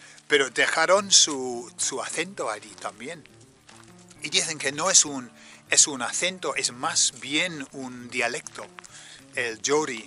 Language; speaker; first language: Spanish; native; Spanish